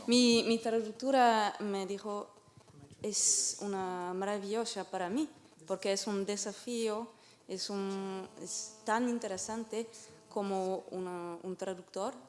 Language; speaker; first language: Spanish; non-native, learner; French